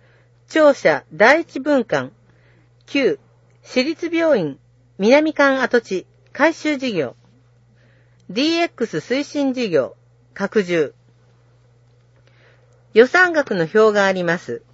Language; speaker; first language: Japanese; native; Japanese